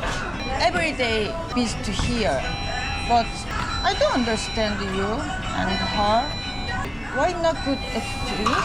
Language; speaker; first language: English; non-native, learner; Korean